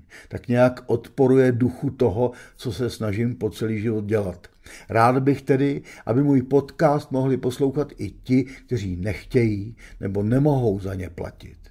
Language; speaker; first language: Czech; native; Czech